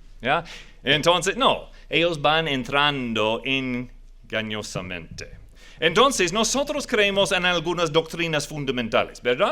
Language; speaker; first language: Spanish; non-native, fluent; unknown